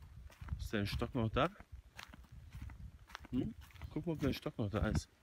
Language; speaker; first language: German; native; German